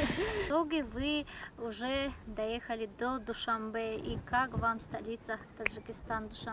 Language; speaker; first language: Russian; non-native, local second language; Tajik